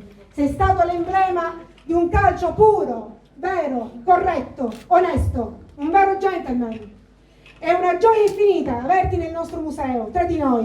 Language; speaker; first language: Italian; native; Italian